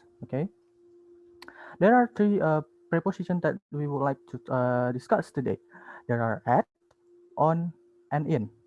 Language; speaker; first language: English; non-native, learner; Indonesian